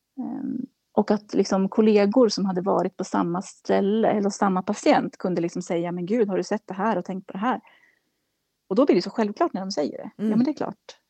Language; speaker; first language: Swedish; native; Swedish